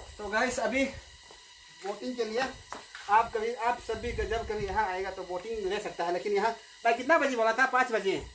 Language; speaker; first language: Hindi; non-native, local second language; Nyishi